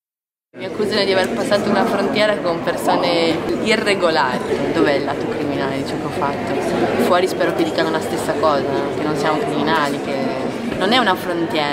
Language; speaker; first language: Italian; native; Italian